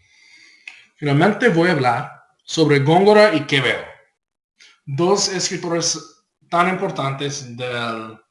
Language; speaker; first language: Spanish; non-native, learner; English